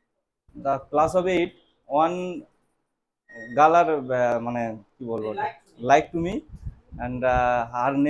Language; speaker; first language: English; non-native, learner; Bangla